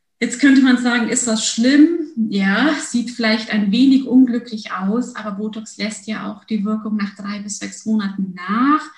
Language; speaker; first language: German; early bilingual, other home language; Turkish